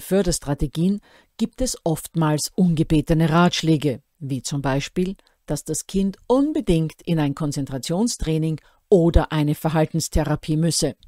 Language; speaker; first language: German; native; German